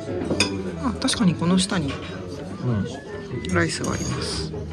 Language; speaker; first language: Japanese; native; Japanese